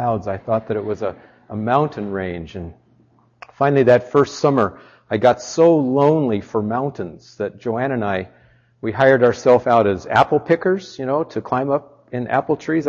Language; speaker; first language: English; native; English